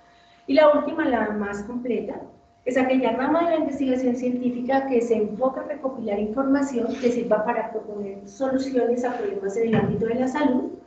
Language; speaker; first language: Spanish; native; Spanish